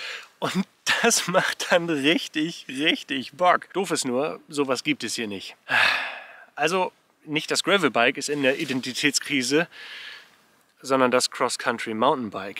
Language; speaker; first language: German; native; German